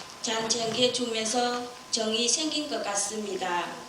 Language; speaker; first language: Korean; non-native, learner; Vietnamese